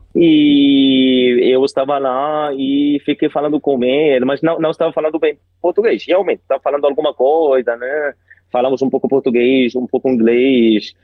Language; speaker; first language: Portuguese; non-native, fluent; Arabic